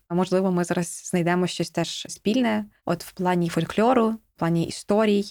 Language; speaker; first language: Ukrainian; native; Ukrainian